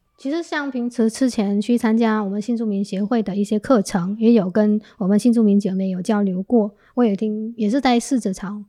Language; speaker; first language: Chinese; non-native, fluent; Vietnamese